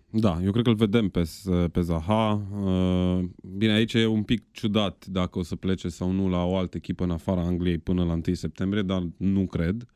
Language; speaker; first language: Romanian; native; Romanian